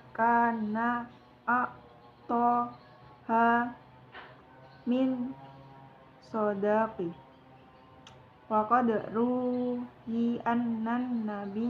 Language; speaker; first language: Arabic; non-native, learner; Indonesian